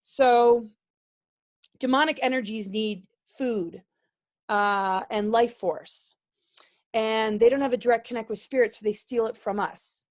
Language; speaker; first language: English; native; English